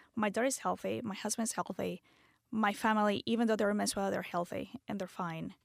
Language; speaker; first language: English; non-native, fluent; Spanish